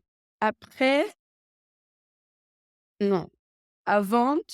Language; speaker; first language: French; non-native, learner; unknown